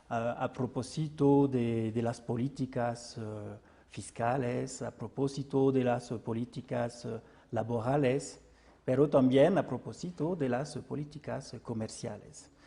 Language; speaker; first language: Spanish; non-native, fluent; French